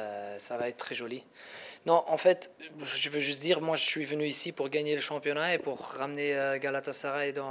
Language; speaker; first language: French; non-native, fluent; Dutch